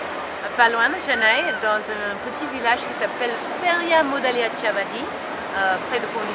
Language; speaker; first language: French; early bilingual, heritage; French